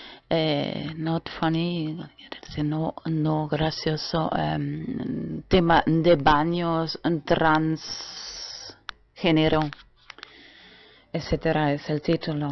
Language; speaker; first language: Spanish; non-native, fluent; German